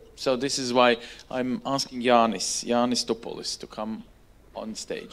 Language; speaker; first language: English; non-native, fluent; Latvian